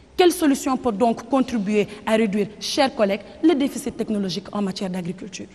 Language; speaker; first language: French; non-native, local second language; Wolof